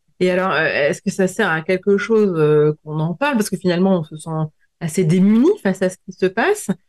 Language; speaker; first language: French; native; French